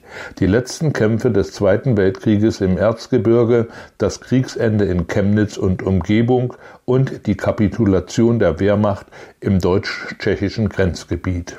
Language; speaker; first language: German; native; German